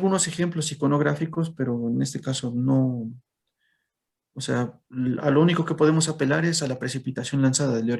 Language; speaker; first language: Spanish; native; Spanish